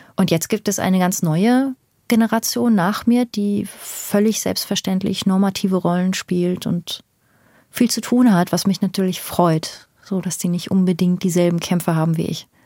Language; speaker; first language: German; early bilingual, other home language; Persian